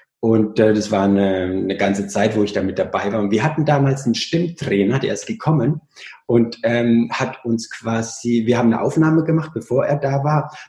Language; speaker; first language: German; early bilingual, other home language; Italian